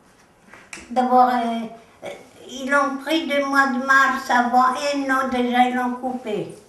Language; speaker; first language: French; non-native, learner; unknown